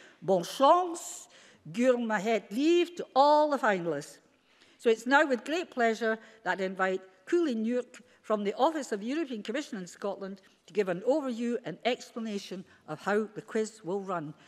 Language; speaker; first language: English; native; English